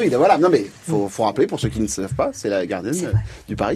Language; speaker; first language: French; native; French